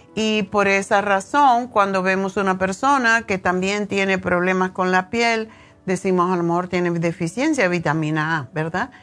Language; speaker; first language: Spanish; native; Spanish